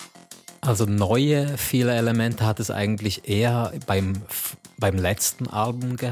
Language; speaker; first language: German; native; German